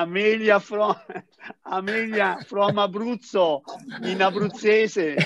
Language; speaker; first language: English; non-native, fluent; Italian